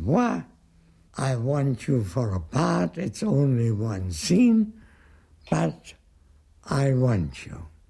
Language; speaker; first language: English; non-native, fluent; German